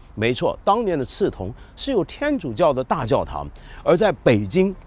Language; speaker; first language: Chinese; native; Chinese